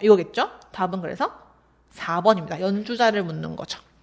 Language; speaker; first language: Korean; native; Korean